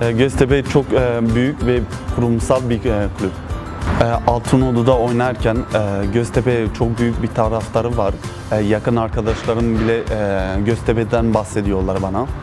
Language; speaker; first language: Turkish; early bilingual, heritage; Turkish